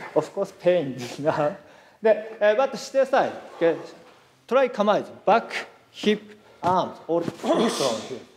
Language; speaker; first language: English; non-native, learner; Japanese